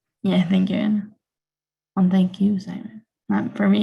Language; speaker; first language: English; native; English